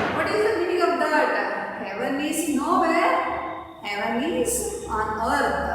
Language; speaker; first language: English; non-native, local second language; Kannada